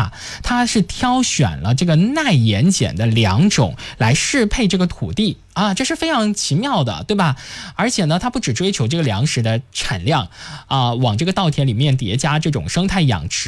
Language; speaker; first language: Chinese; native; Chinese